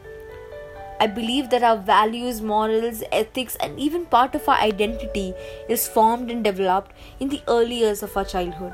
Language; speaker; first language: English; non-native, local second language; Hindi